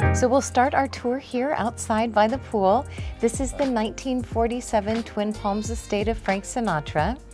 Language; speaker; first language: English; native; English